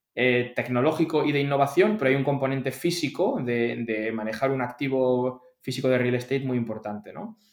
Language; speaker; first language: Spanish; native; Spanish